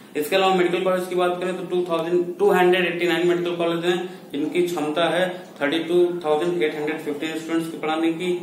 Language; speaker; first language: Hindi; native; Hindi